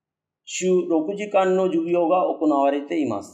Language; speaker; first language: Japanese; non-native, fluent; Urdu